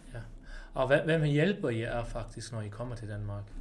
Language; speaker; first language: Danish; non-native, fluent; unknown